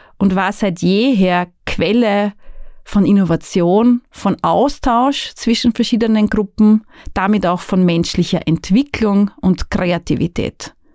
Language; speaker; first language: German; native; German